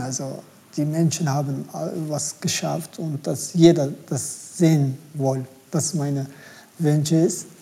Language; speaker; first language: German; non-native, fluent; Turkish